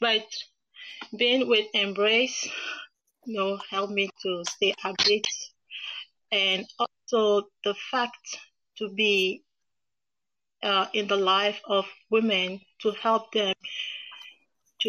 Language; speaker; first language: English; non-native, fluent; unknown